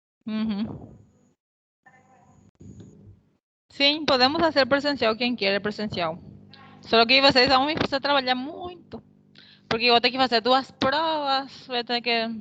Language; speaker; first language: Portuguese; non-native, fluent; Spanish